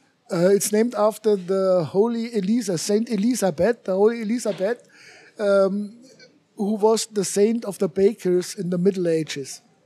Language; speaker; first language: English; non-native, fluent; German